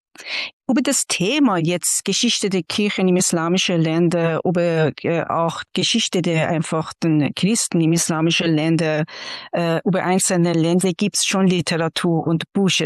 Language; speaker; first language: German; non-native, fluent; Persian